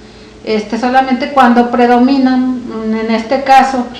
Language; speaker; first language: Spanish; native; Spanish